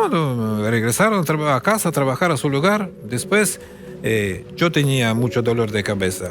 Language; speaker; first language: Spanish; non-native, learner; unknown